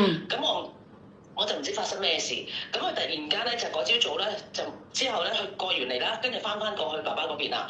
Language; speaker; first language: Cantonese; native; Cantonese